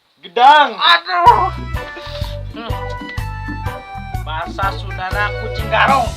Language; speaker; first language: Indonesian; non-native, local second language; Sundanese